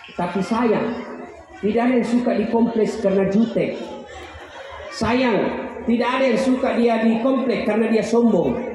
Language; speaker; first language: Indonesian; non-native, local second language; Buginese